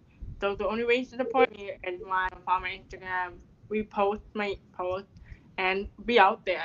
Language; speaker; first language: English; native; English